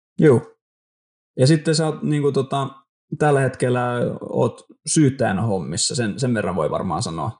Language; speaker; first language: Finnish; non-native, local second language; Swedish